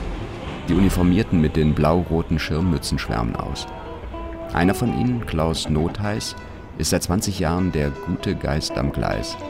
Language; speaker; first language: German; native; German